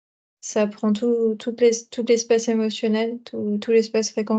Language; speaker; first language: French; native; French